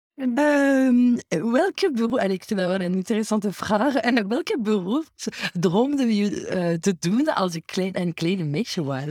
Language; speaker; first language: Dutch; non-native, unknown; French